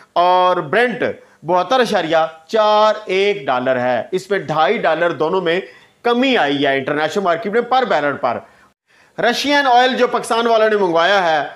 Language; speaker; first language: Urdu; non-native, local second language; Punjabi